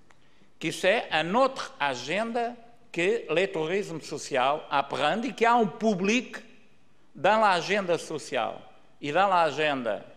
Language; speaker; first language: French; non-native, learner; Portuguese